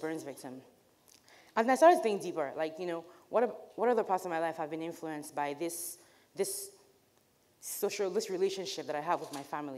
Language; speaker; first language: English; non-native, local second language; Igbo